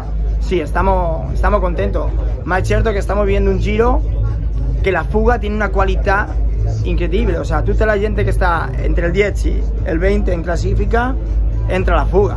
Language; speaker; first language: Italian; non-native, learner; Spanish